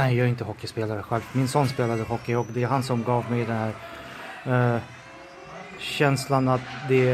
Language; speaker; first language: Swedish; non-native, fluent; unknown